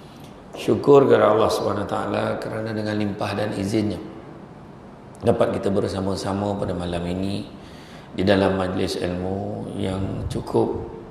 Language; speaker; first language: Malay; native; Malay